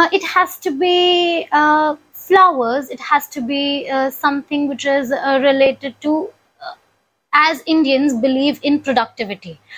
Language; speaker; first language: English; non-native, local second language; Punjabi